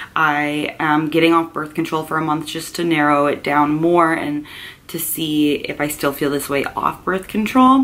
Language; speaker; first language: English; native; English